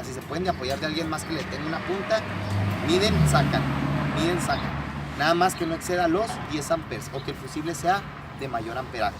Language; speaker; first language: Spanish; native; Spanish